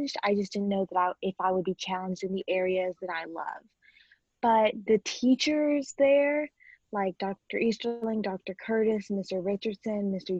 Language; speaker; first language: English; native; English